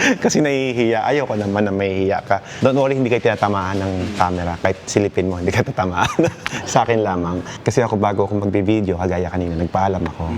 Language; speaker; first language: Filipino; native; Filipino